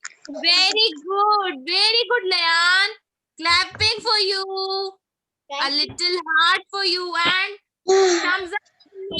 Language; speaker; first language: English; non-native, fluent; Urdu